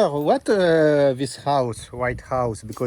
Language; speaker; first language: English; non-native, learner; French